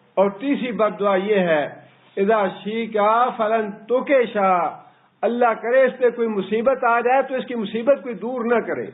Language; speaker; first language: Urdu; non-native, local second language; Punjabi